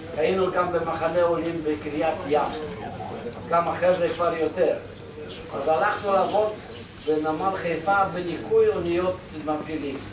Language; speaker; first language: Hebrew; non-native, fluent; Polish